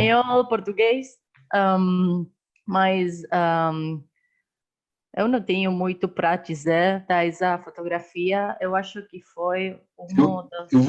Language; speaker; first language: Portuguese; non-native, learner; Spanish